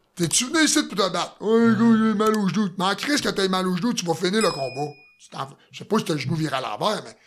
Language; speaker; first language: French; native; French